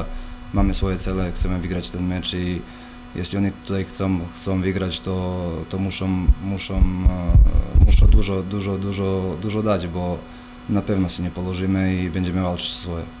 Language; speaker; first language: Polish; non-native, fluent; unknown